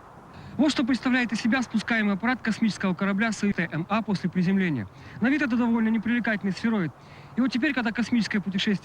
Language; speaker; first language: Russian; native; Russian